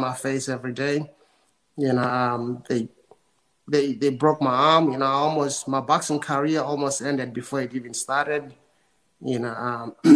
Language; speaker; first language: English; non-native, local second language; Venda